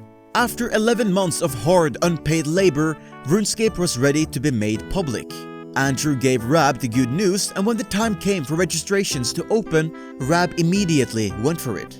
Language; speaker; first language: English; native; English